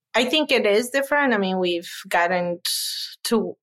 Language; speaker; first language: English; non-native, fluent; Spanish